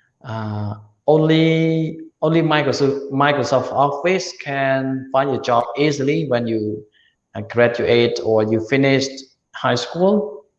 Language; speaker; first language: English; non-native, learner; Khmer